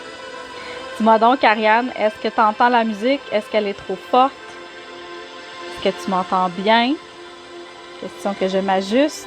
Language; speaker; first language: French; native; French